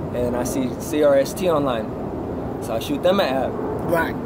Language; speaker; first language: English; native; English